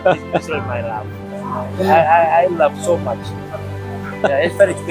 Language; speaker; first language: English; non-native, learner; Indonesian